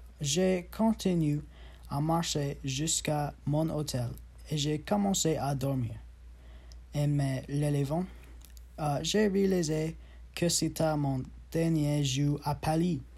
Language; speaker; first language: French; non-native, learner; English